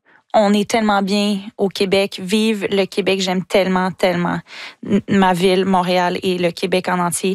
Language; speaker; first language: French; native; French